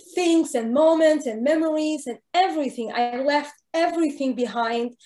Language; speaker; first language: English; non-native, fluent; Arabic